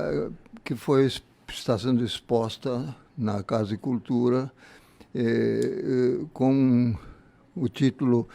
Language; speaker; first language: Portuguese; early bilingual, other home language; German